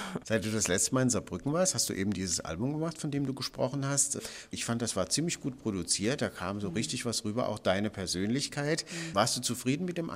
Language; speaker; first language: German; native; German